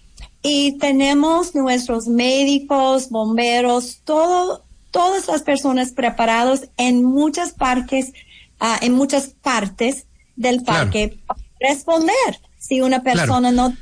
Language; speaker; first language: Spanish; non-native, fluent; English